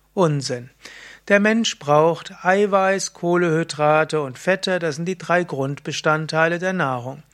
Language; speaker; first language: German; native; German